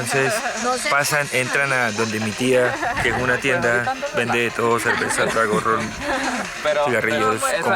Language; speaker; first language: Spanish; native; Spanish